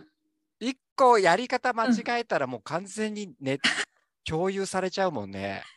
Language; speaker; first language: Japanese; native; Japanese